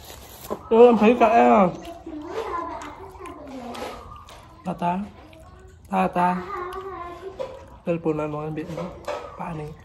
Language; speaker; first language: Indonesian; non-native, local second language; Javanese